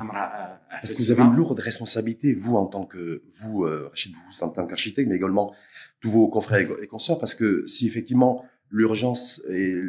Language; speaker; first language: French; native; French